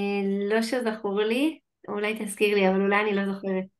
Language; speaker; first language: Hebrew; native; Hebrew